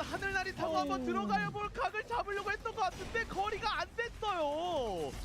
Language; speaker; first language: Korean; native; Korean